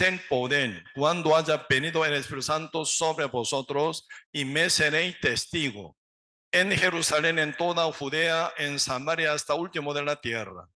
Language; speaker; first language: Spanish; non-native, learner; Korean